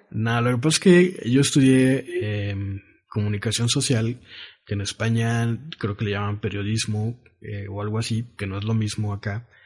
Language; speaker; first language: Spanish; native; Spanish